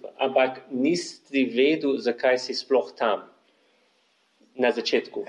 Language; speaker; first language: Slovenian; non-native, learner; English